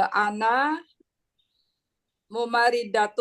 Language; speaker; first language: Arabic; non-native, learner; Indonesian